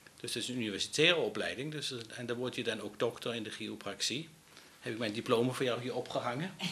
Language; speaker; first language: Dutch; non-native, fluent; Danish